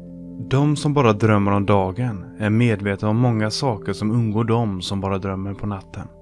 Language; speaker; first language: Swedish; native; Swedish